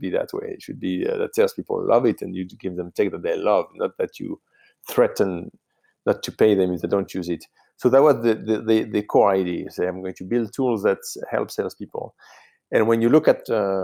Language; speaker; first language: English; non-native, fluent; French